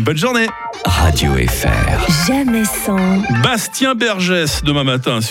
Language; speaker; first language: French; native; French